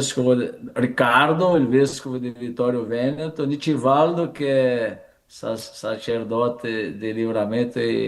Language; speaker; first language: Italian; non-native, fluent; Portuguese